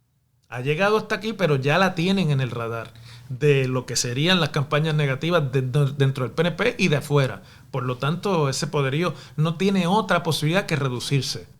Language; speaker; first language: Spanish; native; Spanish